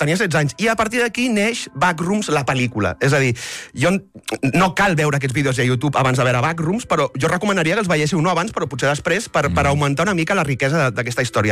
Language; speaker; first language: Catalan; native; Catalan